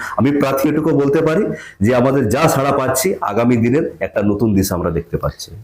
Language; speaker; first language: Bangla; non-native, local second language; Santali